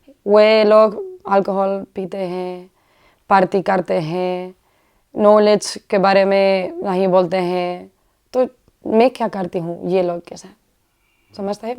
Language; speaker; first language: Hindi; non-native, learner; Spanish